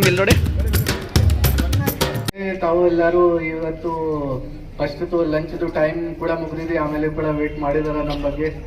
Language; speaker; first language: Kannada; non-native, local second language; Hindi